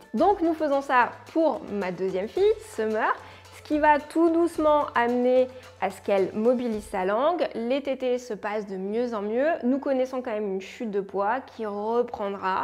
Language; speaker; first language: French; native; French